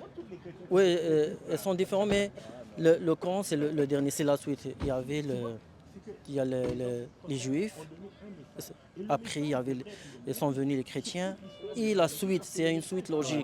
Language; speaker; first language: French; non-native, learner; Arabic